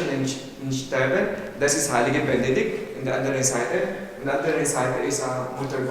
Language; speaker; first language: German; non-native, learner; Filipino